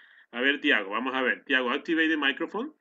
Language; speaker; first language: Spanish; native; Spanish